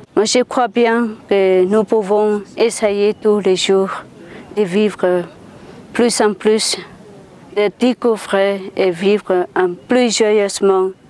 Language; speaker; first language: French; non-native, fluent; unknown